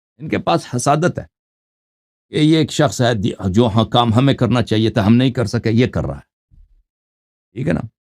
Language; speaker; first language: Urdu; non-native, fluent; Persian